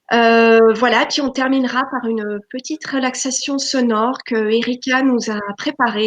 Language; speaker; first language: French; native; French